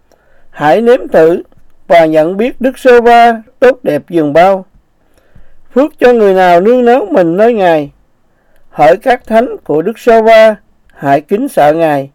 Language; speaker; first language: Vietnamese; native; Vietnamese